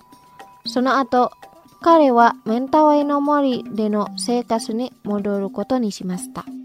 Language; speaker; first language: Japanese; non-native, fluent; Indonesian